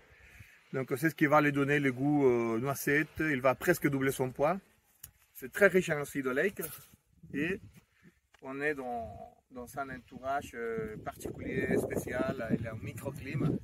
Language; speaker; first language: French; non-native, fluent; Spanish